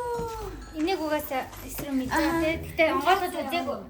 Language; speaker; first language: Mongolian; early bilingual, heritage; Mongolian